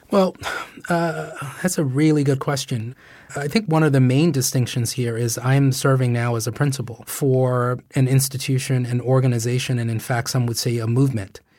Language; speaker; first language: English; native; English